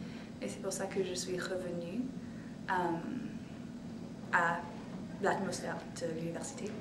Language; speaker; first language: French; non-native, fluent; English